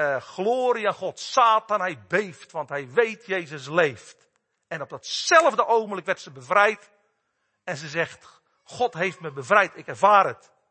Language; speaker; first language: Dutch; native; Dutch